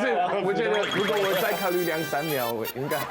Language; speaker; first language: Chinese; non-native, fluent; English